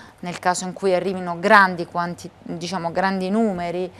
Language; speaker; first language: Italian; native; Italian